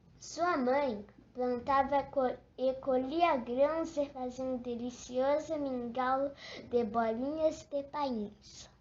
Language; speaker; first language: Portuguese; native; Portuguese